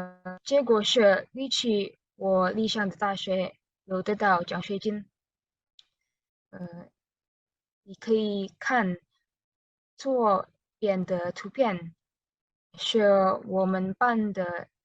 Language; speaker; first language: Chinese; non-native, learner; Indonesian